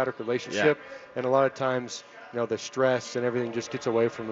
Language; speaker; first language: English; native; English